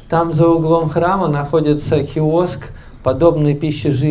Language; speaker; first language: Russian; native; Russian